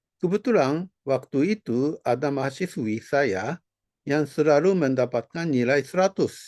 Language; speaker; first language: Indonesian; non-native, fluent; Japanese